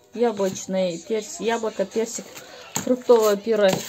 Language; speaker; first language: Russian; non-native, local second language; Kazakh